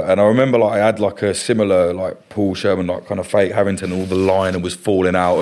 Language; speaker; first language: English; native; English